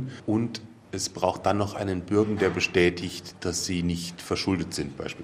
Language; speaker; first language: German; native; German